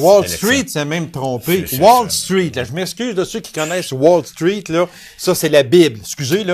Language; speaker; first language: French; native; French